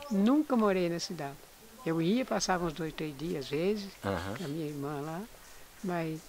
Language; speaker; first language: Portuguese; native; Portuguese